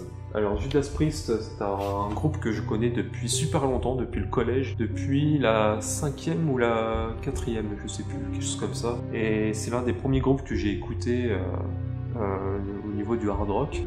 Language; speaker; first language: French; native; French